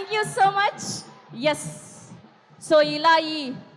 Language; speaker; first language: Telugu; native; Telugu